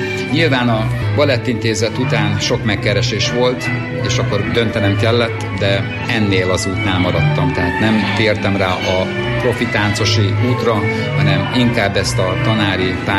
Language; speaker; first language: Hungarian; native; Hungarian